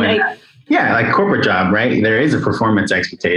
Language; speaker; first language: English; native; English